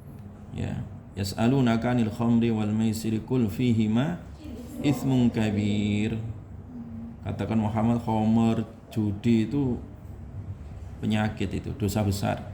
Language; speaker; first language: Indonesian; native; Indonesian